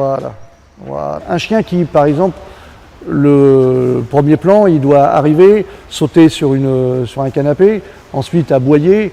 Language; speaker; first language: French; native; French